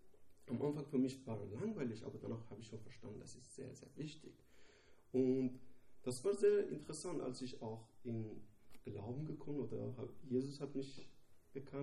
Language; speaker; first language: German; non-native, learner; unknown